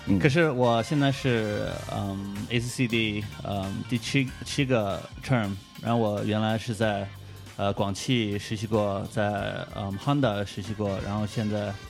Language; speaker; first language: Chinese; early bilingual, heritage; Chinese